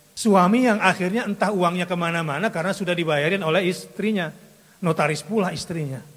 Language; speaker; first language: Indonesian; native; Indonesian